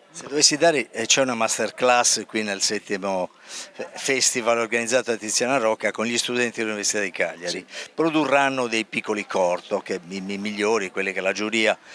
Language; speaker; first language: Italian; native; Italian